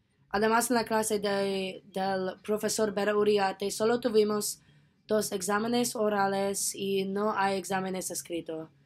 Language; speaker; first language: Spanish; non-native, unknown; English